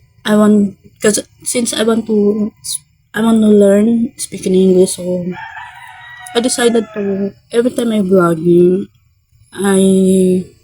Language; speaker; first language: English; non-native, learner; Filipino